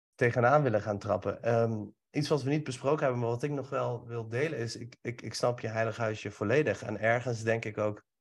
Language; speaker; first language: Dutch; early bilingual, other home language; Persian